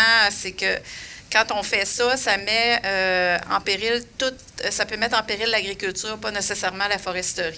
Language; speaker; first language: French; native; French